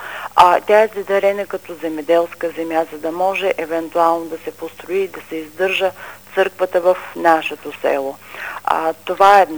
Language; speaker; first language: Bulgarian; native; Bulgarian